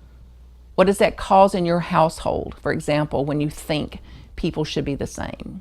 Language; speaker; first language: English; native; English